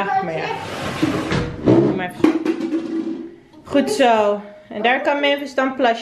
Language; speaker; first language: Dutch; native; Dutch